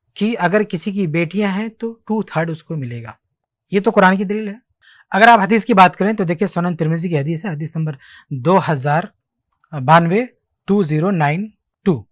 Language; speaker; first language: Hindi; native; Hindi